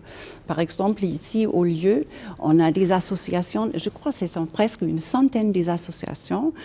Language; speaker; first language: French; non-native, fluent; German